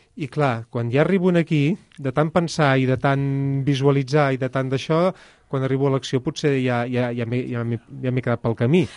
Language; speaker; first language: Catalan; native; Catalan